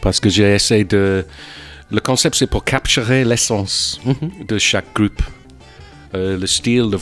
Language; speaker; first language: French; non-native, fluent; English